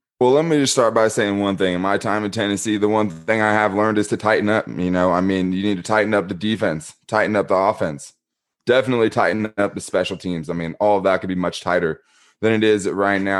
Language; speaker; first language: English; native; English